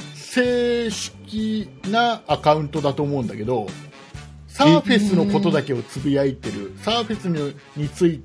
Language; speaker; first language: Japanese; native; Japanese